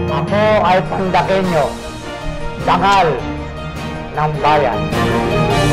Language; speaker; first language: Filipino; native; Filipino